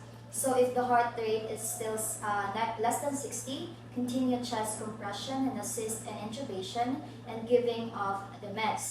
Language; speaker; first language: English; non-native, local second language; Filipino